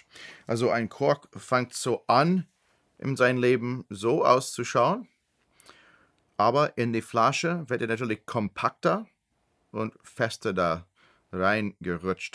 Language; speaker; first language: German; non-native, fluent; English